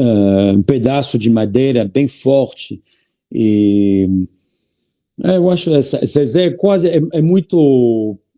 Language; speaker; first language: Portuguese; non-native, learner; French